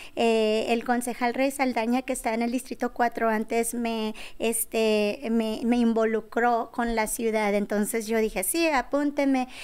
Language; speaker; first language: Spanish; early bilingual, heritage; Spanish